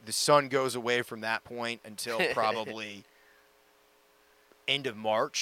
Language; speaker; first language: English; native; English